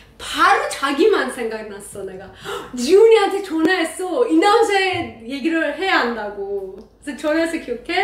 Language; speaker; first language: Korean; non-native, learner; Persian